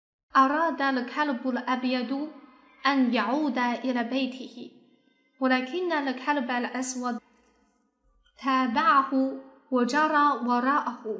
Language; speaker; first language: Arabic; non-native, fluent; Chinese